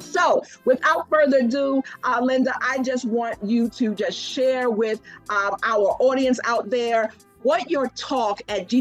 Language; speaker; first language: English; native; English